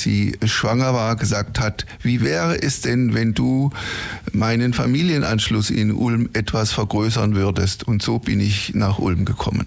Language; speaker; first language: German; native; German